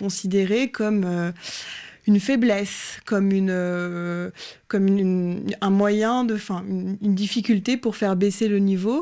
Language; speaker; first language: French; native; French